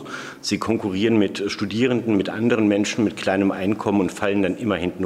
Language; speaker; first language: German; native; German